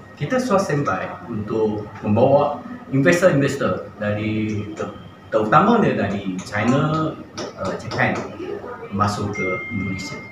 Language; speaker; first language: Malay; non-native, local second language; Chinese